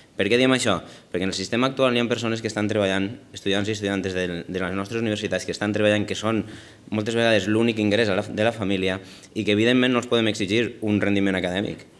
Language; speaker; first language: Catalan; native; Catalan